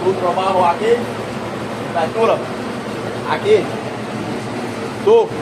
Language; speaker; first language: Spanish; non-native, learner; English